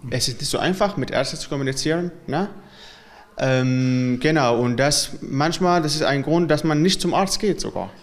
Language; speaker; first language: German; non-native, fluent; Arabic